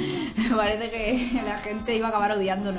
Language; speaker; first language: Spanish; native; Spanish